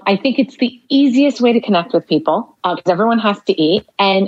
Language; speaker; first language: English; early bilingual, other home language; Arabic